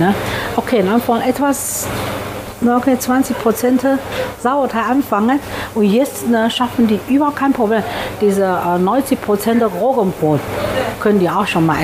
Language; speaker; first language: German; non-native, fluent; Chinese